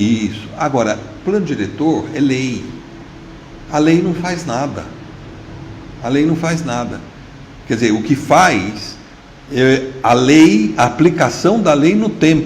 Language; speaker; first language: Portuguese; native; Portuguese